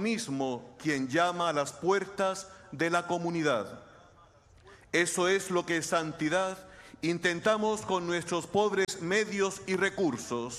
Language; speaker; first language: Spanish; native; Spanish